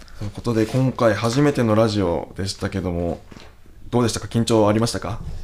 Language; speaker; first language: Japanese; native; Japanese